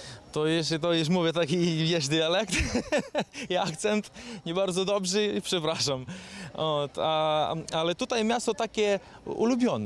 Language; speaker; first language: Polish; non-native, learner; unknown